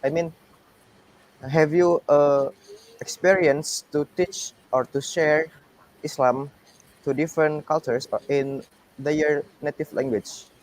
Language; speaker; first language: English; non-native, learner; Indonesian